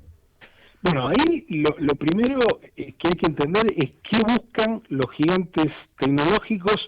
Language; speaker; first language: Spanish; native; Spanish